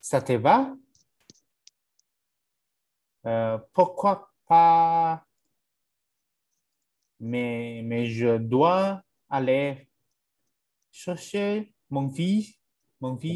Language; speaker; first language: French; non-native, learner; English